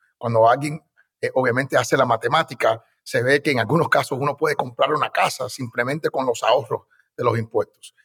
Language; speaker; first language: Spanish; early bilingual, heritage; Spanish